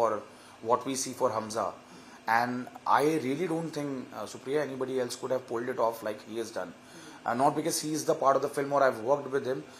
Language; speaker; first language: English; non-native, local second language; Hindi